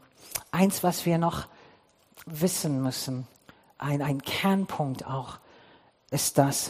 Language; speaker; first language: German; non-native, fluent; English